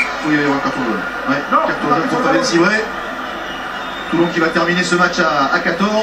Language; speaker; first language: French; native; French